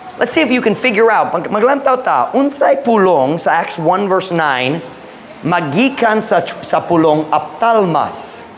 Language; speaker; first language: Cebuano; non-native, fluent; English